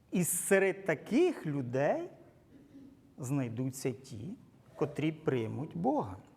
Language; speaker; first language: Ukrainian; non-native, local second language; Russian